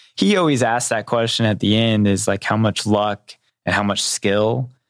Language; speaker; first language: English; native; English